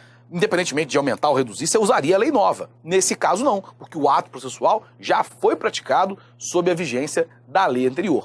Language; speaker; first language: Portuguese; native; Portuguese